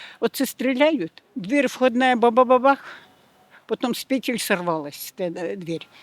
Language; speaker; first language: Ukrainian; non-native, local second language; Russian